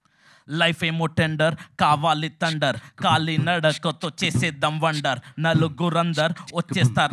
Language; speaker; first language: Telugu; native; Telugu